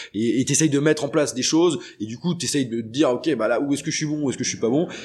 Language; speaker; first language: French; native; French